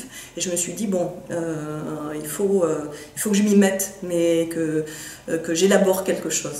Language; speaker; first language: French; native; French